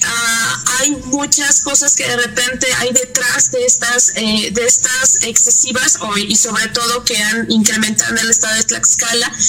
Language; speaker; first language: Spanish; native; Spanish